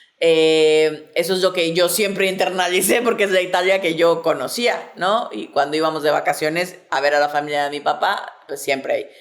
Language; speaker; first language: Spanish; native; Spanish